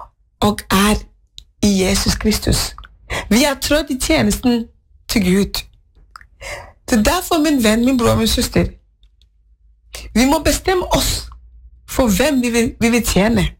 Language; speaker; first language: Norwegian; non-native, fluent; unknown